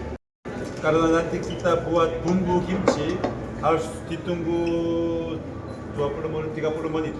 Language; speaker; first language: Indonesian; non-native, learner; Korean